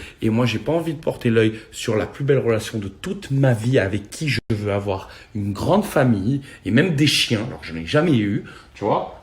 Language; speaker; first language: French; native; French